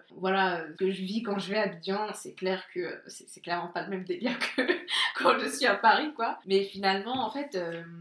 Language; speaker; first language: French; native; French